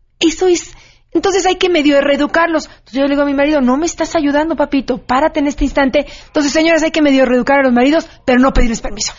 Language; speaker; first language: Spanish; native; Spanish